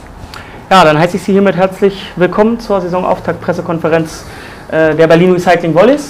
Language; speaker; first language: German; native; German